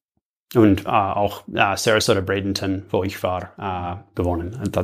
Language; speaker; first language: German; non-native, learner; English